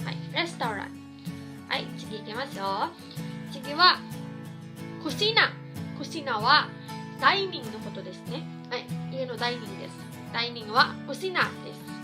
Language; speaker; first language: Japanese; non-native, fluent; Cebuano